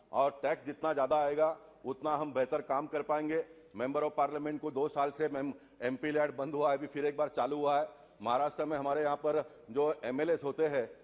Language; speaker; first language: Hindi; non-native, local second language; Tulu